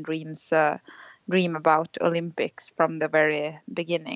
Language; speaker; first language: English; non-native, fluent; Swedish